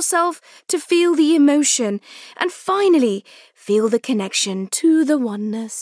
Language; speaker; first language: English; native; English